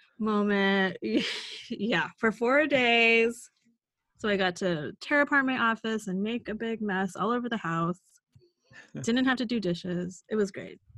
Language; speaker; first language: English; native; English